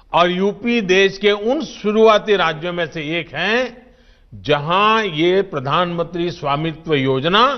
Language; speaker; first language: Hindi; non-native, local second language; Gujarati